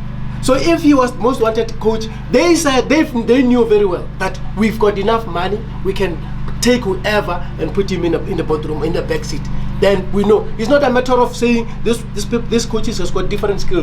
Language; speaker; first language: English; non-native, local second language; Northern Sotho